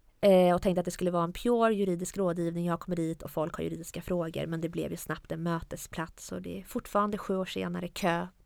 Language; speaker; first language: Swedish; early bilingual, other home language; Arabic